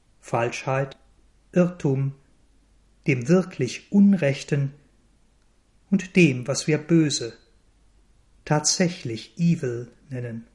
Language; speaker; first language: German; native; German